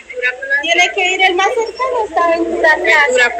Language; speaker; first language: Spanish; native; Spanish